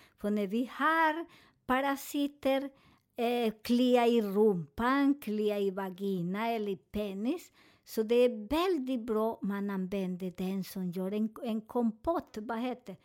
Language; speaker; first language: Swedish; non-native, fluent; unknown